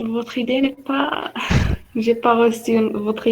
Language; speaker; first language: French; non-native, learner; Arabic